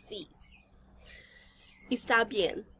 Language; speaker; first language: Spanish; non-native, learner; English